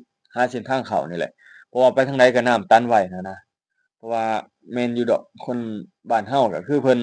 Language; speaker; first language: Thai; non-native, local second language; Northeastern Thai